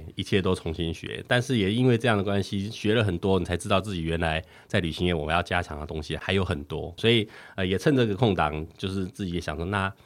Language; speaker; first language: Chinese; native; Chinese